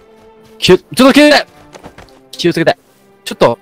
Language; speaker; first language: Japanese; non-native, learner; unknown